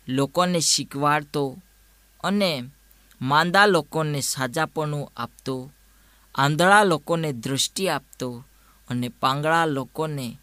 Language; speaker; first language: Gujarati; non-native, local second language; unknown